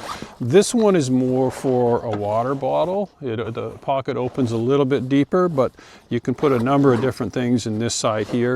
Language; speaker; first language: English; native; English